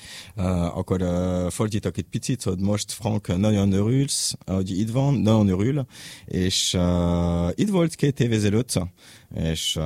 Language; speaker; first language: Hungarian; non-native, learner; French